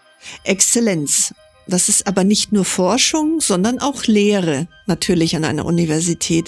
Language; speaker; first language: German; native; German